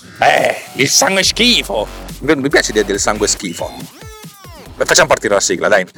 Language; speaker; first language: Italian; native; Italian